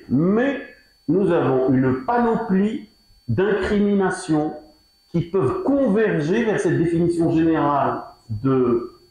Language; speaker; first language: French; non-native, local second language; Arabic